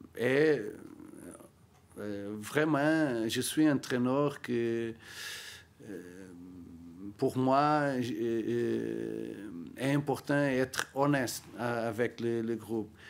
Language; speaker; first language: French; non-native, learner; Portuguese